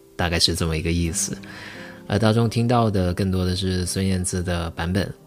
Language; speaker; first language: Chinese; non-native, local second language; Min Nan Chinese